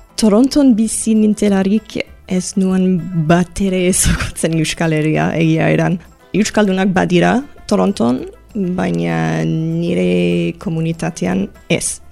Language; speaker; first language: Basque; non-native, learner; English